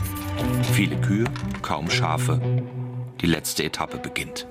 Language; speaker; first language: German; native; German